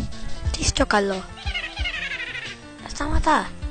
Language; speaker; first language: Greek; native; Greek